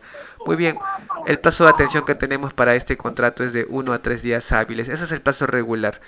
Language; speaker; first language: Spanish; native; Spanish